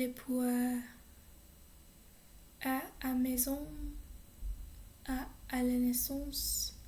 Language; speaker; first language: French; non-native, learner; English